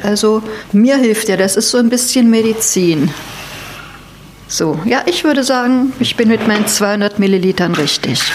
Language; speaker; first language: German; native; German